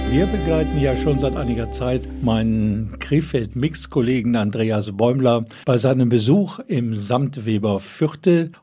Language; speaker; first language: German; native; German